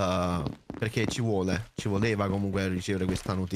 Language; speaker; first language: Italian; native; Italian